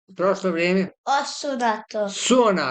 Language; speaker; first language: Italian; non-native, fluent; Serbian